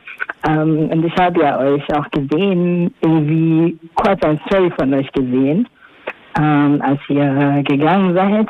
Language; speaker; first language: German; non-native, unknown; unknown